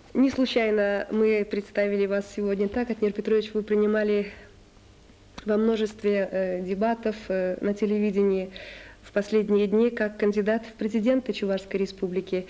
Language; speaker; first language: Russian; native; Russian